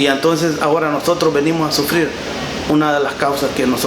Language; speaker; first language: Spanish; native; Spanish